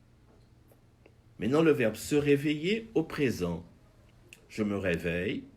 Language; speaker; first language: French; non-native, fluent; Portuguese